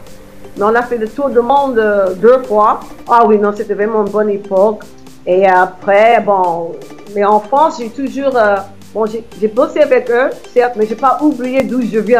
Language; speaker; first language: French; non-native, fluent; English